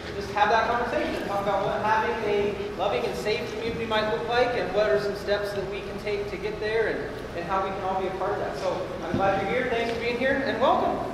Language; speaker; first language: English; native; English